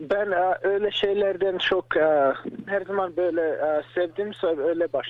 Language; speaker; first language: Turkish; early bilingual, heritage; Turkish